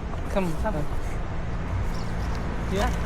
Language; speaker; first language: English; non-native, local second language; Telugu